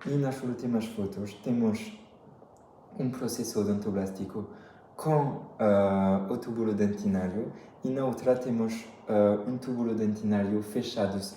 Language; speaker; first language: Portuguese; non-native, fluent; French